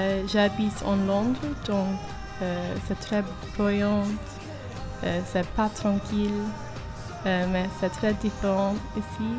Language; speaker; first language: French; non-native, learner; English